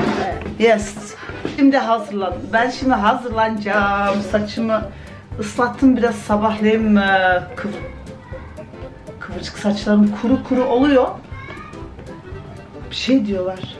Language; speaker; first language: Turkish; early bilingual, other home language; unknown